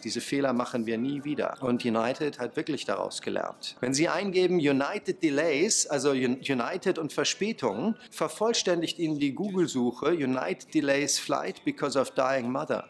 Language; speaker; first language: German; native; German